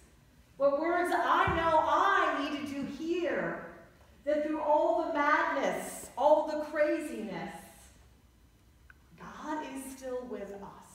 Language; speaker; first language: English; native; English